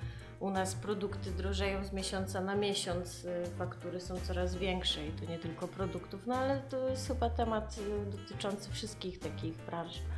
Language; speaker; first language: Polish; native; Polish